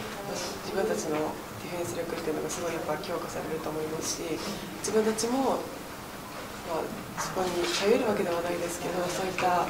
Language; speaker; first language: Japanese; native; Japanese